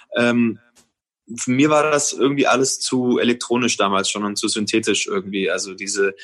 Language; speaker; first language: German; native; German